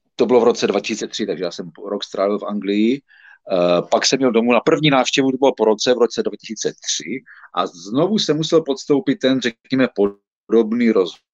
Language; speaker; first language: Czech; native; Czech